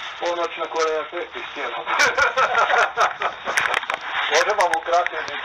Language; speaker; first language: Polish; non-native, learner; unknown